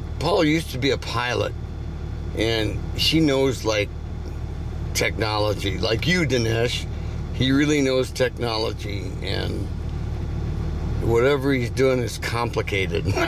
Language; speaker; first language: English; native; English